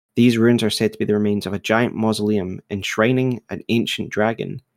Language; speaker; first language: English; native; English